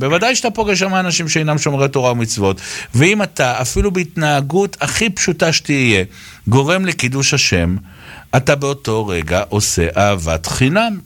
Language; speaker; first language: Hebrew; native; Hebrew